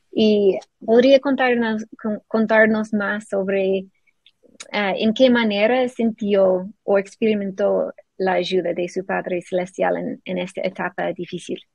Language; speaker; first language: Spanish; non-native, fluent; English